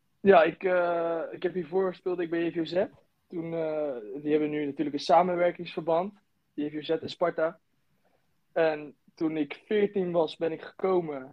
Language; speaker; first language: Dutch; native; Dutch